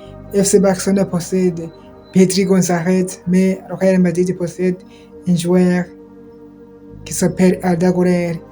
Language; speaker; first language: French; non-native, local second language; Kinyarwanda